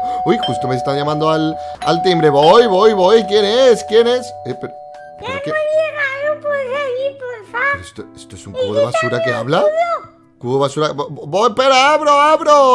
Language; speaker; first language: Spanish; native; Spanish